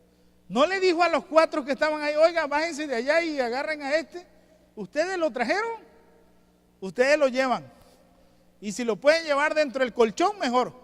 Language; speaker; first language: Spanish; native; Spanish